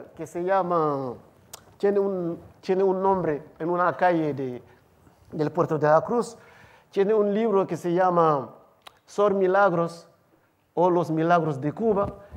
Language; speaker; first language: Spanish; non-native, fluent; Wolof